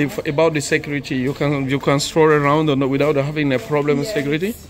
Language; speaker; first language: English; non-native, learner; Lingala